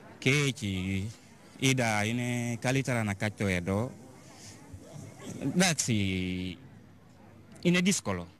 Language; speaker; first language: Greek; non-native, learner; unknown